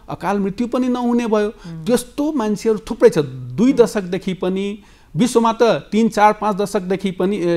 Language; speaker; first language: Nepali; non-native, local second language; Maithili